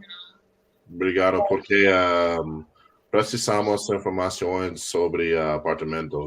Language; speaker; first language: Portuguese; non-native, learner; English